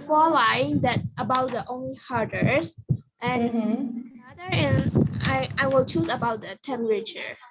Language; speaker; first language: English; non-native, learner; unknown